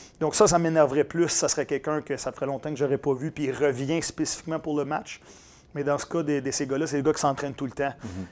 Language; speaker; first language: French; native; French